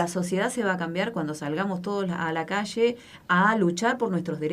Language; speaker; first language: Spanish; native; Spanish